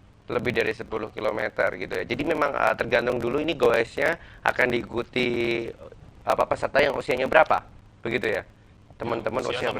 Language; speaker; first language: Indonesian; native; Indonesian